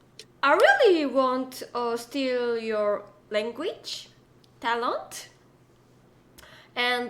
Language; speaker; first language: English; non-native, learner; Korean